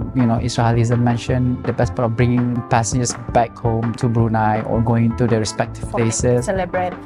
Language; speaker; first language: English; non-native, fluent; Malay